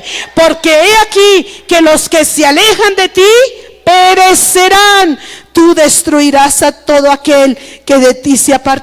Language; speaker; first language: Spanish; native; Spanish